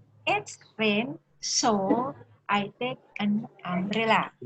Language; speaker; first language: English; non-native, learner; Indonesian